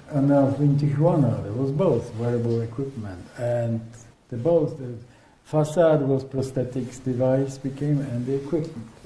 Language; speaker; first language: English; non-native, fluent; Polish